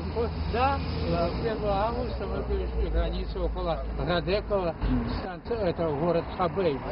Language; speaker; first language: Russian; native; Russian